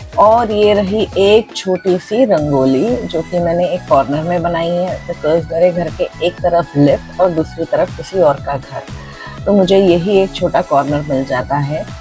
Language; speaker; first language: Hindi; non-native, local second language; Marathi